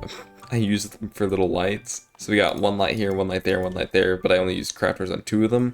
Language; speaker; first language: English; native; English